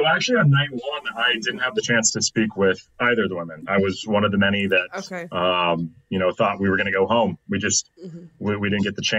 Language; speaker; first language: English; native; English